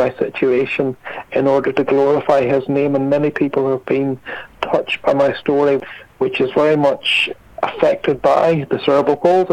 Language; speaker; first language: English; native; English